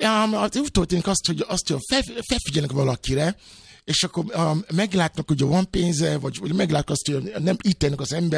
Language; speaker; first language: Hungarian; non-native, fluent; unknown